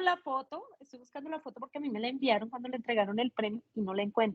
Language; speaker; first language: Spanish; native; Spanish